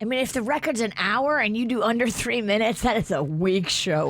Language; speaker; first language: English; native; English